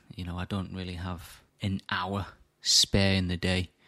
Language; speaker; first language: English; native; English